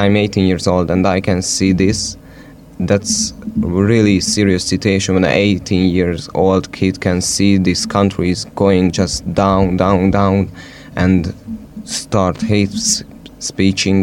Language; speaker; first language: English; non-native, fluent; Hungarian